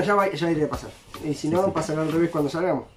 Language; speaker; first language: Spanish; native; Spanish